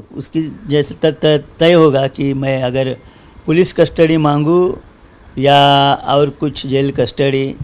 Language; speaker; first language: Hindi; non-native, local second language; Marathi